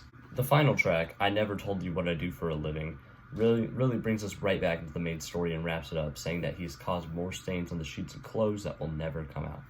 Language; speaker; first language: English; native; English